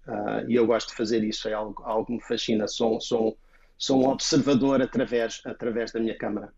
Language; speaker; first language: Portuguese; native; Portuguese